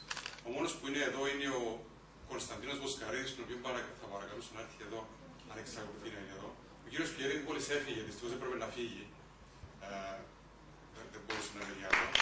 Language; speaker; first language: Greek; native; Greek